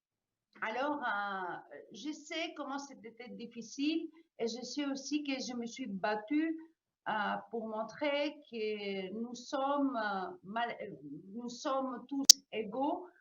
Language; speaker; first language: French; non-native, fluent; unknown